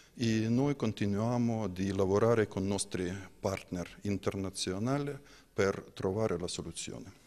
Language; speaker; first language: Italian; non-native, learner; Ukrainian